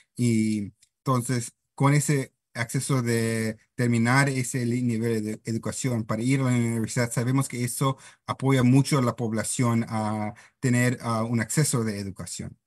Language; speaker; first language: Spanish; non-native, fluent; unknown